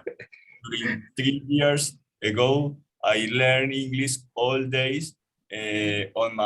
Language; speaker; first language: English; non-native, learner; Spanish